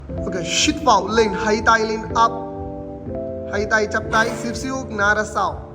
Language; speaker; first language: Vietnamese; non-native, learner; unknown